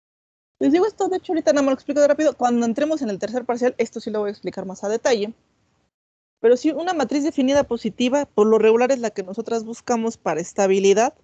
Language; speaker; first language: Spanish; native; Spanish